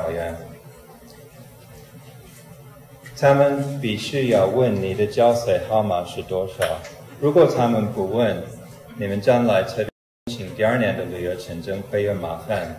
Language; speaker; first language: Chinese; non-native, fluent; English